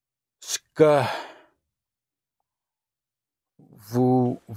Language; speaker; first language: French; non-native, learner; English